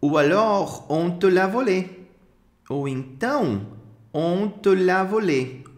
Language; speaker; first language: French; non-native, fluent; Portuguese